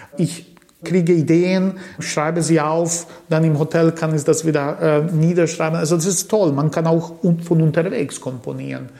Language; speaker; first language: German; early bilingual, other home language; Croatian